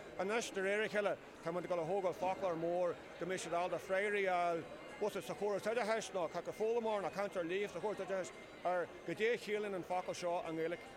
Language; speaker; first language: Irish; native; Irish